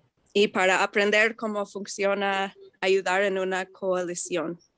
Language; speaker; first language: Spanish; non-native, learner; English